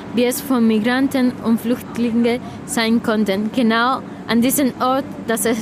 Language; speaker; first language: German; non-native, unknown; Spanish